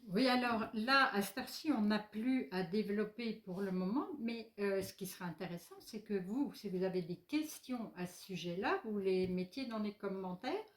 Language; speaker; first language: French; native; French